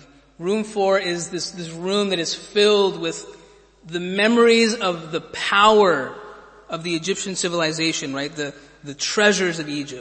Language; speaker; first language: English; native; English